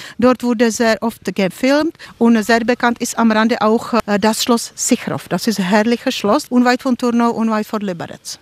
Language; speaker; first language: German; non-native, fluent; Czech